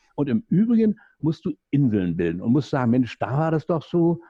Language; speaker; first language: German; native; German